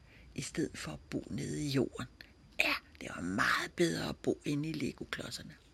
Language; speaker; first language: Danish; native; Danish